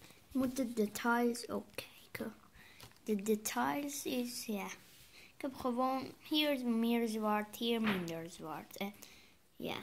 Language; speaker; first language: Dutch; early bilingual, other home language; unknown